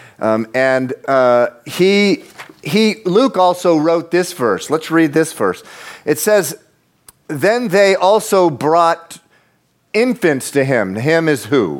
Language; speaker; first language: English; native; English